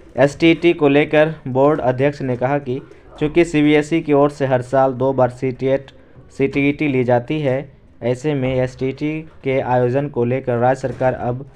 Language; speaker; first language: Hindi; native; Hindi